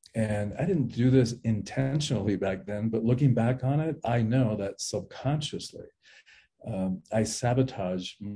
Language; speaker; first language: English; early bilingual, other home language; Spanish